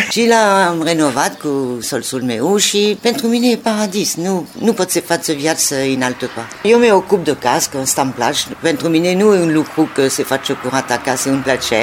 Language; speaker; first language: Romanian; non-native, learner; French